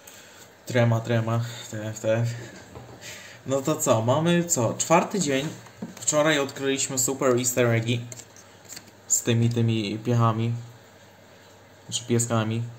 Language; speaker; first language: Polish; native; Polish